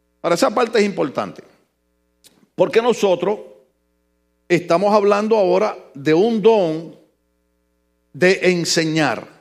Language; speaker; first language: Spanish; native; Spanish